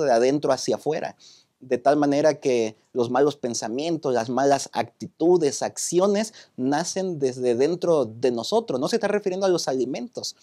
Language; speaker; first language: Spanish; native; Spanish